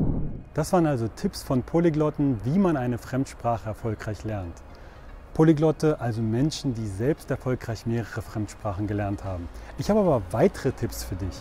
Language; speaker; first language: German; native; German